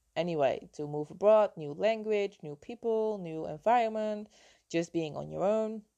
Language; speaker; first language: English; non-native, fluent; Dutch